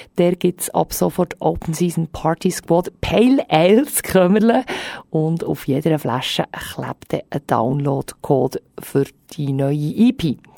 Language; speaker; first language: German; native; German